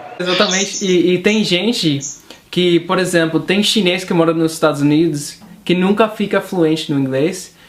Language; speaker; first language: Portuguese; non-native, fluent; English